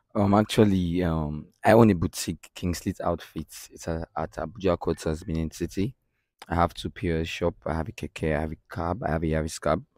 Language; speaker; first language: English; non-native, local second language; Bini